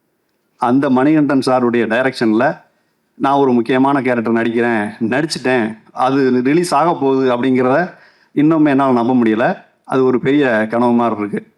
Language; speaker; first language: Tamil; native; Tamil